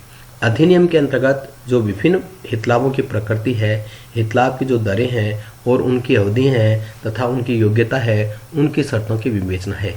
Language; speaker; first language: Hindi; native; Hindi